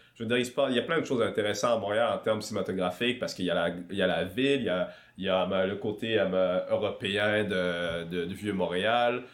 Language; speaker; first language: French; early bilingual, other home language; Swahili